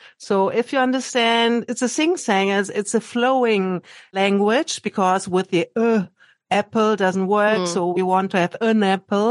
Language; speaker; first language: English; non-native, fluent; German